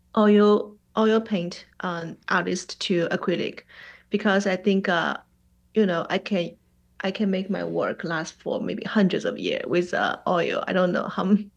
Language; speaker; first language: English; non-native, fluent; Chinese